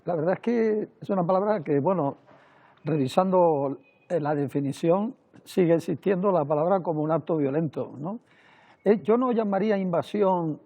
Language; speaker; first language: Spanish; native; Spanish